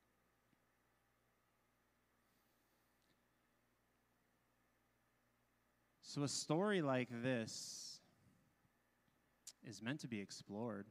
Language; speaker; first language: English; native; English